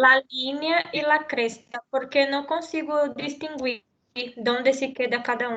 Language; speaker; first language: Spanish; non-native, learner; Portuguese